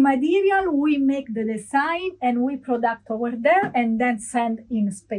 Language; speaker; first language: English; non-native, learner; Italian